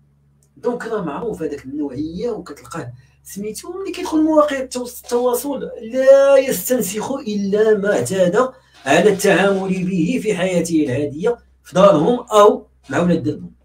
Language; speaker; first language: Arabic; native; Arabic